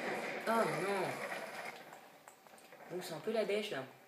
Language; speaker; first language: French; native; French